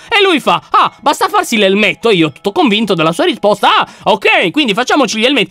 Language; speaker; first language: Italian; native; Italian